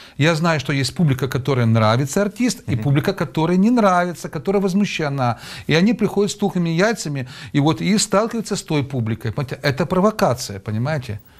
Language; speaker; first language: Russian; native; Russian